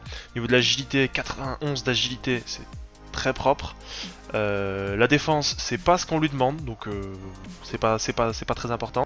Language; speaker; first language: French; native; French